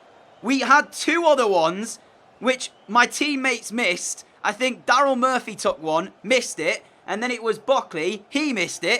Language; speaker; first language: English; native; English